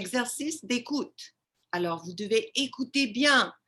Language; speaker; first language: French; non-native, fluent; English